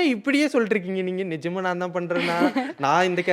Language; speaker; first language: Tamil; native; Tamil